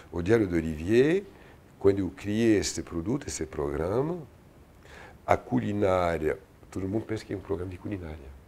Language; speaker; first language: Portuguese; non-native, fluent; French